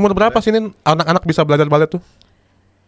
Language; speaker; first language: Indonesian; native; Indonesian